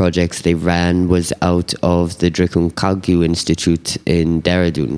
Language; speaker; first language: English; native; English